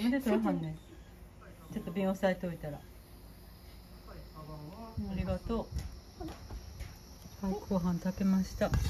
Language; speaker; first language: Japanese; native; Japanese